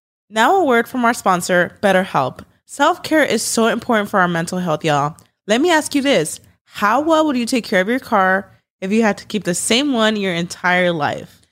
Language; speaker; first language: English; early bilingual, other home language; Spanish